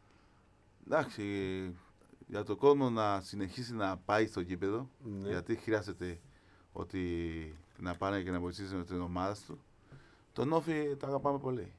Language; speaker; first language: Greek; non-native, fluent; Spanish